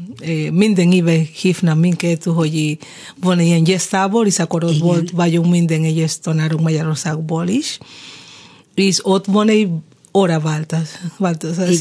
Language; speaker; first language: Hungarian; non-native, fluent; Spanish